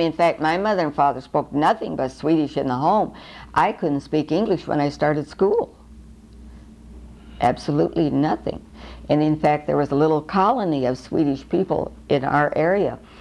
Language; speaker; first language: English; early bilingual, other home language; Swedish